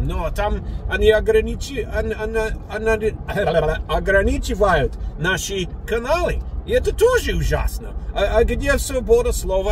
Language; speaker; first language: Russian; non-native, learner; English